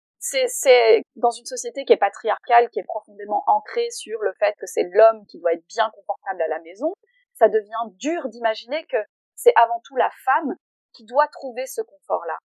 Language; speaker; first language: French; native; French